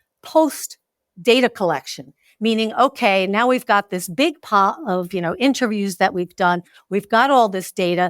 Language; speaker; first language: English; native; English